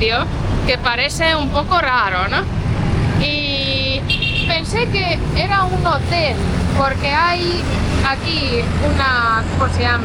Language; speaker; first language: Spanish; non-native, fluent; Estonian